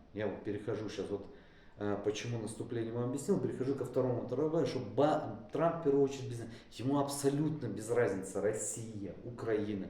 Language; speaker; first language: Russian; native; Russian